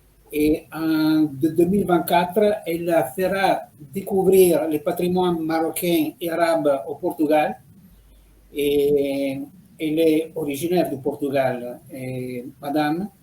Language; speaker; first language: French; non-native, fluent; Italian